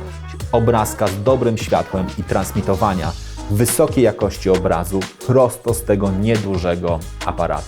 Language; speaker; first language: Polish; native; Polish